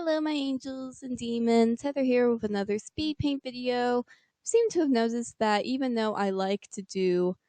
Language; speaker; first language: English; native; English